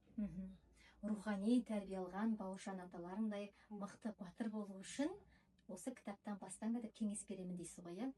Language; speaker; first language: Kazakh; native; Kazakh